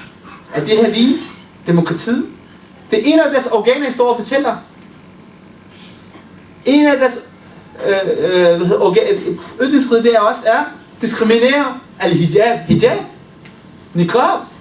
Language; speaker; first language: Danish; early bilingual, other home language; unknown